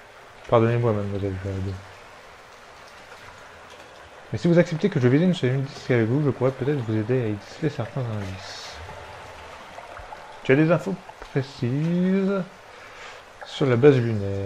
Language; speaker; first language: French; native; French